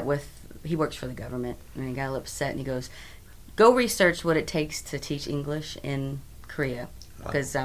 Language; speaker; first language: English; native; English